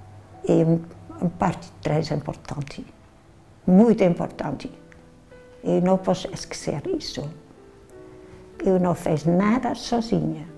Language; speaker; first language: Portuguese; non-native, learner; Dutch